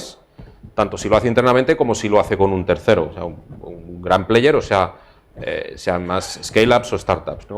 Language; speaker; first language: Spanish; native; Spanish